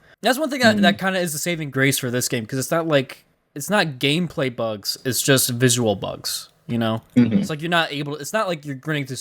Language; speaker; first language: English; native; English